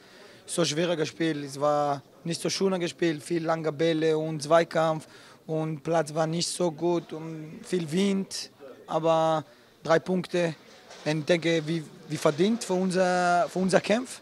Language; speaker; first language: German; non-native, learner; Hebrew